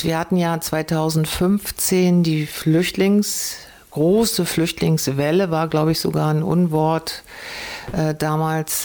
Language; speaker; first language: German; native; German